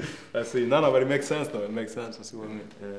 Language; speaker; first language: English; non-native, fluent; Danish